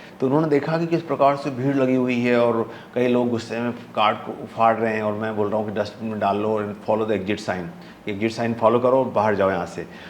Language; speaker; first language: Hindi; native; Hindi